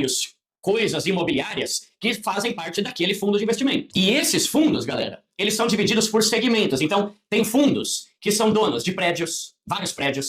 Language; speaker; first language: Portuguese; native; Portuguese